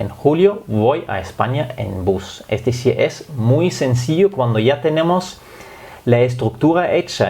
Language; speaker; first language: Spanish; non-native, fluent; German